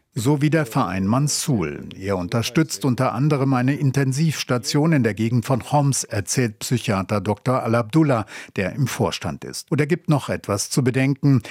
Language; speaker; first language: German; native; German